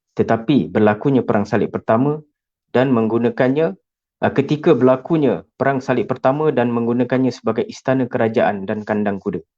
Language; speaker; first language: Malay; native; Malay